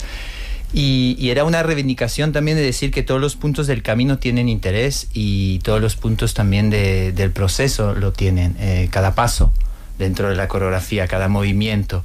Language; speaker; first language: Spanish; non-native, fluent; French